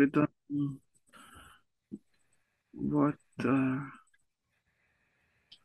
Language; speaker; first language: English; non-native, learner; Serbian